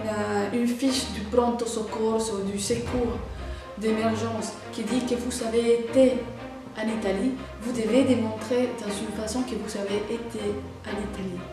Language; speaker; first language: French; non-native, fluent; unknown